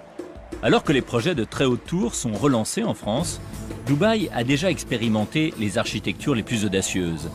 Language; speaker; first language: French; native; French